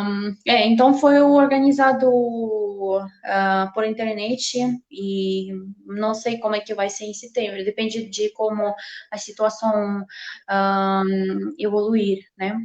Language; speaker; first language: Portuguese; non-native, fluent; Russian